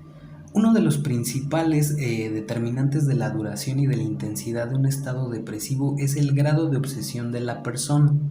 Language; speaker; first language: Spanish; native; Spanish